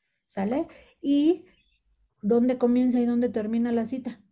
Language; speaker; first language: Spanish; native; Spanish